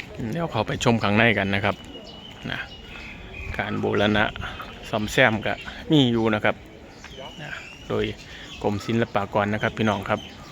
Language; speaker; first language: Thai; native; Thai